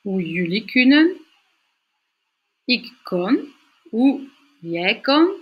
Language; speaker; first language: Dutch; non-native, fluent; French